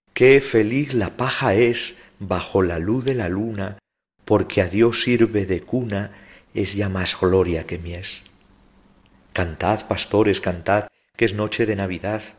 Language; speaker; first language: Spanish; native; Spanish